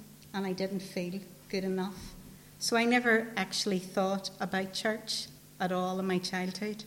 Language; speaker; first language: English; native; English